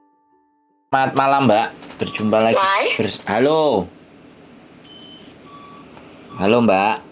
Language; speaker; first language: Indonesian; non-native, local second language; Javanese